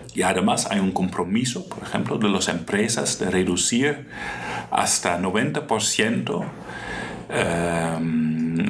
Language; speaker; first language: Spanish; non-native, fluent; Dutch